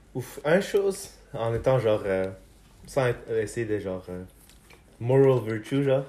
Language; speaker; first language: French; early bilingual, other home language; Persian